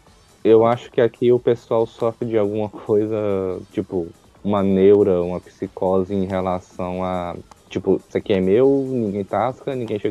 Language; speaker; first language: Portuguese; native; Portuguese